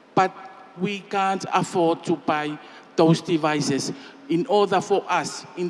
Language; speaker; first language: English; non-native, fluent; Tongan